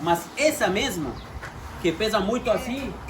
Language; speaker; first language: Portuguese; non-native, fluent; Arabic